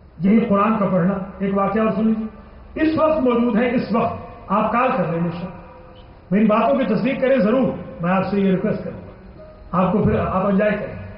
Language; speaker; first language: Urdu; non-native, local second language; Punjabi